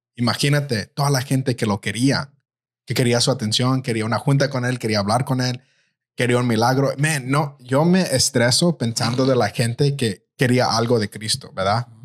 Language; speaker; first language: Spanish; early bilingual, heritage; Spanish